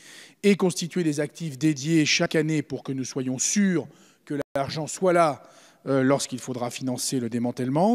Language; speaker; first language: French; native; French